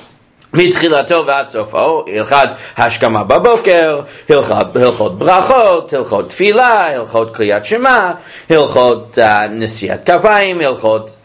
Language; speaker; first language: Hebrew; non-native, fluent; English